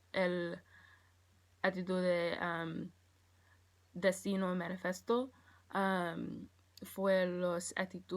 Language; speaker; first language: Spanish; non-native, learner; English